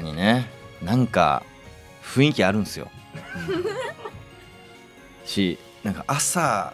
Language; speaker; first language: Japanese; native; Japanese